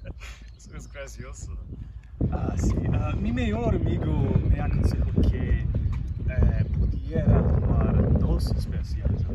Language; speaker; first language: Spanish; non-native, learner; English